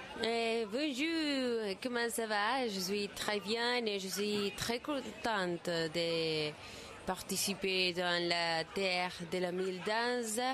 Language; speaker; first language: French; non-native, learner; Spanish